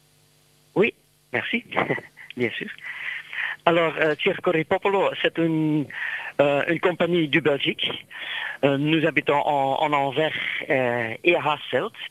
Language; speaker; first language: French; non-native, local second language; Dutch